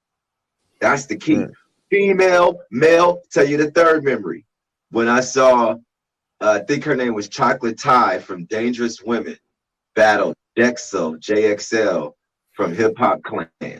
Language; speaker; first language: English; native; English